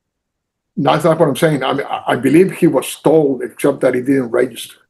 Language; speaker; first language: English; native; English